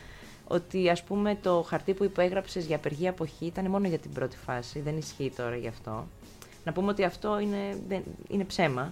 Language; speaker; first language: Greek; native; Greek